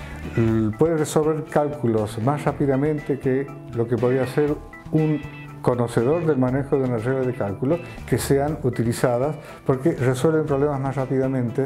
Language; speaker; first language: Spanish; native; Spanish